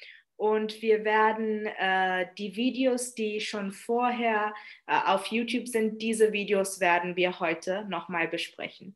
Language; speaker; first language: German; non-native, fluent; Bangla